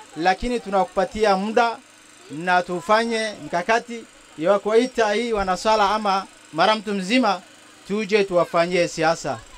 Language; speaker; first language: Swahili; non-native, local second language; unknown